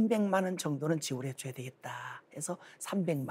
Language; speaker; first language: Korean; native; Korean